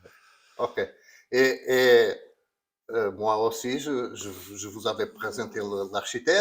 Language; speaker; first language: French; non-native, learner; Portuguese